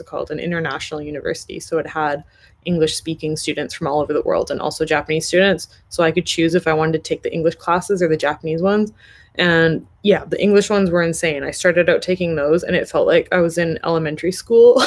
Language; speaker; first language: English; native; English